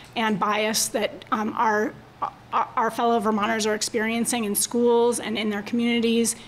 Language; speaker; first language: English; native; English